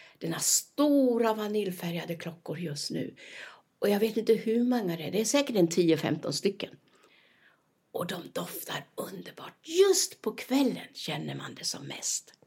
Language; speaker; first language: Swedish; native; Swedish